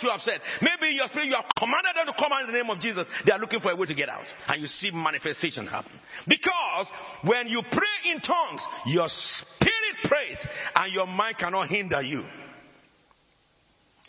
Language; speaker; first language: English; non-native, local second language; Akan